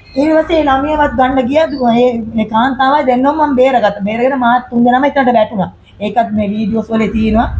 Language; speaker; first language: Sinhala; non-native, local second language; Tamil